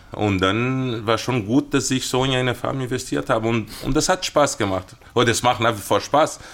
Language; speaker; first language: German; non-native, fluent; Portuguese